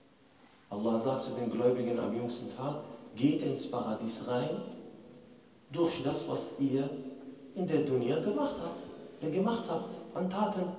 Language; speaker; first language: German; non-native, fluent; Arabic